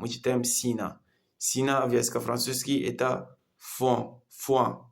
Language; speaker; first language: Russian; non-native, learner; Comorian